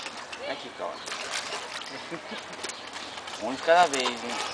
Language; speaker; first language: Portuguese; native; Portuguese